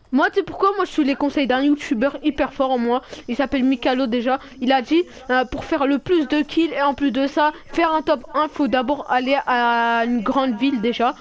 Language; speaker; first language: French; native; French